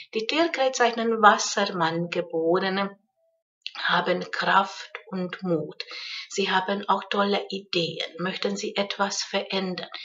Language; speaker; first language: German; non-native, fluent; Hungarian